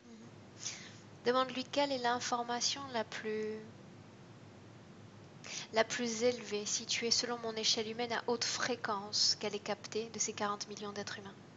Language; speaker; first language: French; native; French